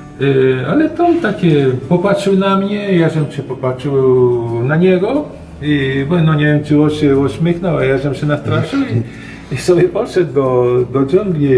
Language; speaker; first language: Polish; early bilingual, heritage; Polish